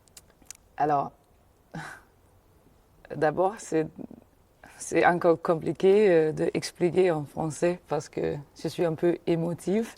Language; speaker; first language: French; non-native, fluent; German